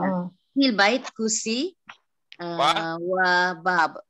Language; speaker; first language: Arabic; non-native, learner; Malay